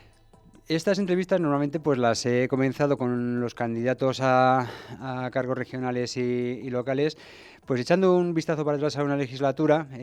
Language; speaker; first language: Spanish; native; Spanish